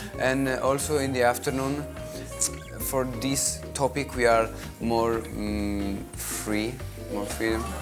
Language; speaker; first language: English; non-native, learner; Italian